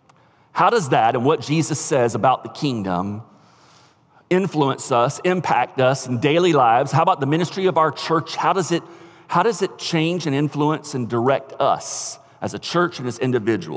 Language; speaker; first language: English; native; English